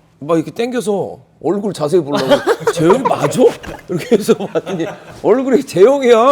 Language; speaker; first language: Korean; native; Korean